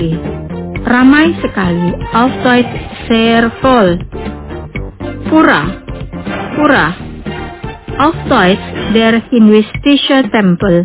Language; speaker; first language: German; non-native, fluent; Indonesian